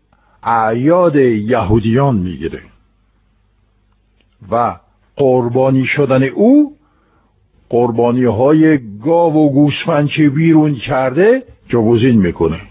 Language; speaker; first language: Persian; non-native, fluent; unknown